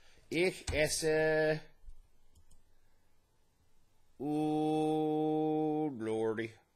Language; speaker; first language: German; non-native, learner; English